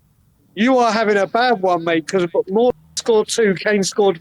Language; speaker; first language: English; native; English